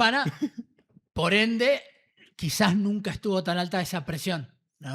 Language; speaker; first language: Spanish; native; Spanish